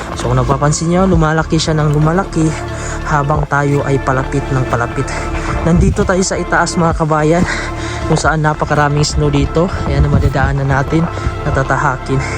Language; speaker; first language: Filipino; native; Filipino